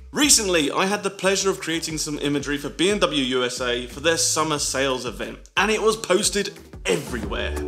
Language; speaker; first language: English; native; English